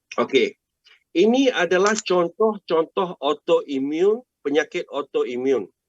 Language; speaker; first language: Malay; non-native, local second language; Chinese